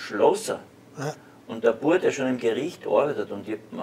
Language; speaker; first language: German; native; German